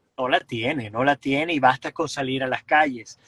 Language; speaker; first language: Spanish; native; Spanish